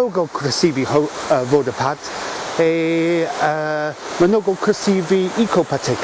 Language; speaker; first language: Bulgarian; non-native, learner; English